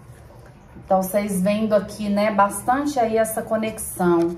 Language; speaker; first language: Portuguese; native; Portuguese